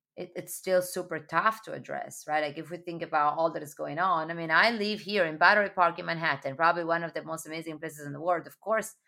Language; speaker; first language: English; non-native, fluent; Italian